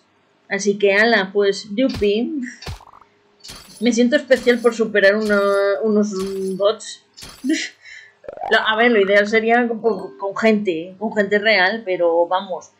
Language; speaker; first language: Spanish; native; Spanish